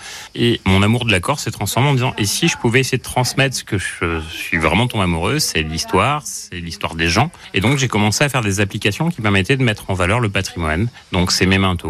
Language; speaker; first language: French; native; French